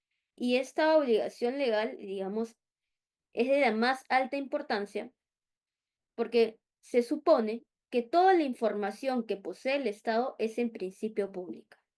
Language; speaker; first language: Spanish; native; Spanish